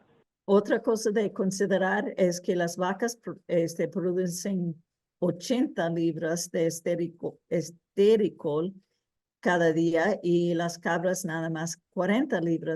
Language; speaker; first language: Spanish; early bilingual, heritage; Spanish